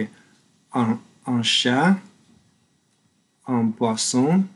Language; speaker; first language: French; non-native, learner; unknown